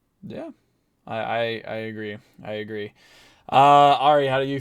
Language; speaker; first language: English; native; English